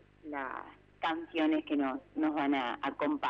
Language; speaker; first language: Spanish; native; Spanish